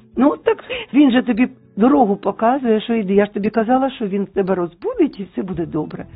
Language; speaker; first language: Ukrainian; non-native, local second language; Russian